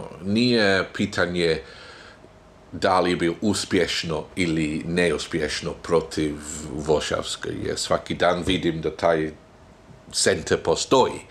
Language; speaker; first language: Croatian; non-native, fluent; English